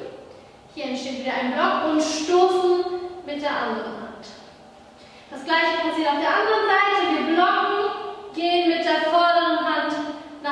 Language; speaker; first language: German; native; German